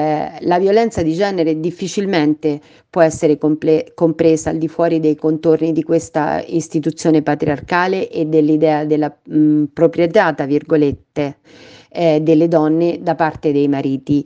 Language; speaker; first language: Italian; native; Italian